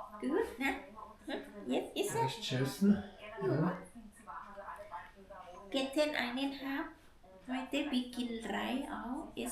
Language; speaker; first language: German; non-native, learner; Thai